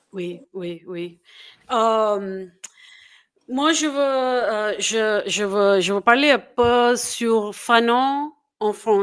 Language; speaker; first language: French; non-native, fluent; English